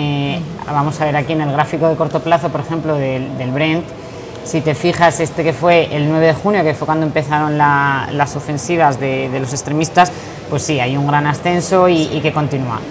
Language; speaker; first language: Spanish; native; Spanish